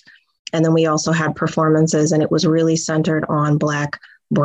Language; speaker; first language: English; native; English